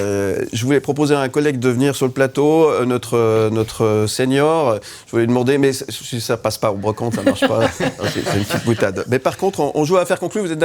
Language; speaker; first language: French; native; French